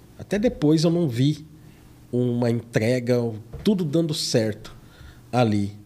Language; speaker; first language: Portuguese; native; Portuguese